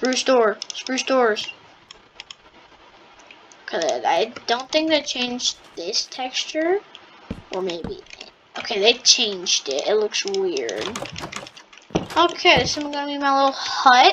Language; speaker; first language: English; native; English